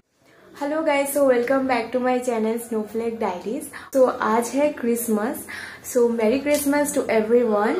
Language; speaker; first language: Hindi; non-native, local second language; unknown